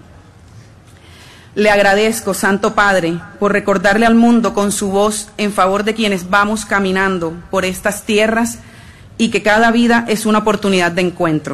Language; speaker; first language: Spanish; native; Spanish